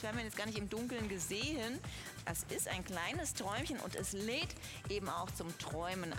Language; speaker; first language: German; native; German